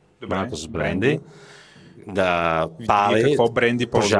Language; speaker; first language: Bulgarian; non-native, fluent; Italian